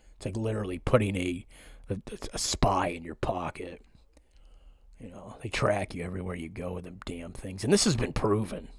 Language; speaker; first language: English; native; English